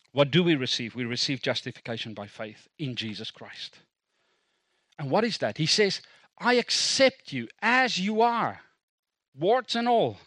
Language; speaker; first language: English; non-native, local second language; Afrikaans